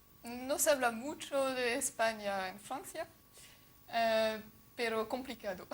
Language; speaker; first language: Spanish; non-native, fluent; French